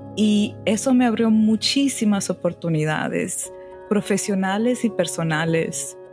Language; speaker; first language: Spanish; early bilingual, heritage; Spanish